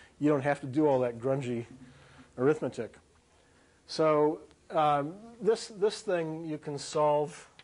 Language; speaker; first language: English; native; English